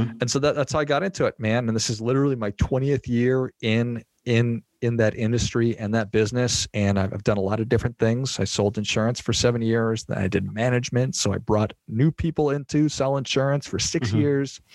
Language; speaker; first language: English; native; English